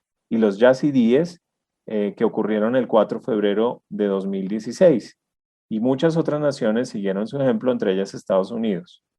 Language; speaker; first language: Spanish; native; Spanish